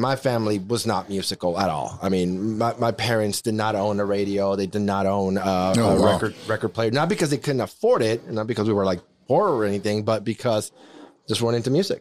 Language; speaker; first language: English; non-native, fluent; Spanish